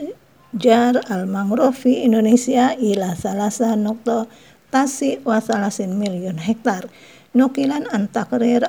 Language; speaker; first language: Arabic; non-native, fluent; Indonesian